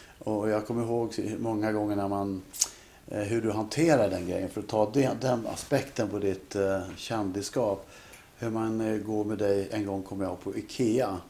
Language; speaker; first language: Swedish; native; Swedish